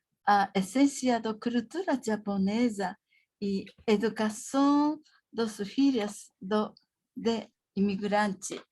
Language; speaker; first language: Portuguese; non-native, learner; Japanese